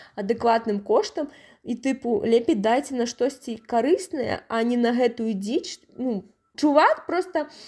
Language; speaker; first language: Belarusian; non-native, local second language; Russian